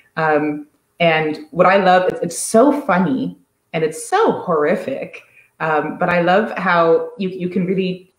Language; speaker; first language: English; native; English